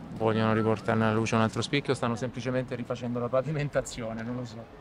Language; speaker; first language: Italian; native; Italian